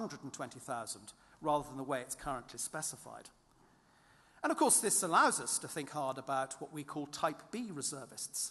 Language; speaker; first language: English; native; English